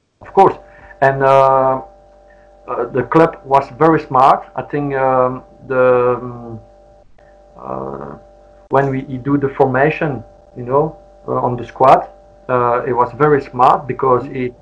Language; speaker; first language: English; non-native, learner; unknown